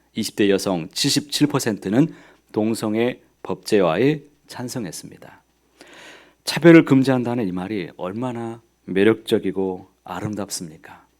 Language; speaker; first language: Korean; native; Korean